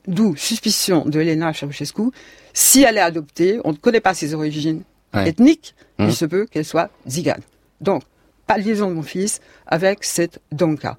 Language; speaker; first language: French; native; French